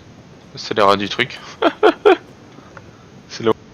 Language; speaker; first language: French; native; French